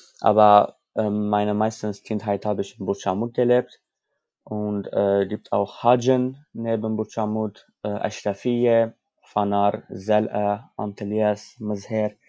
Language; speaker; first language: German; non-native, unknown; Armenian